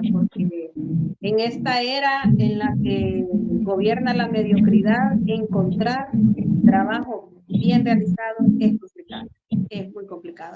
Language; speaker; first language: Spanish; native; Spanish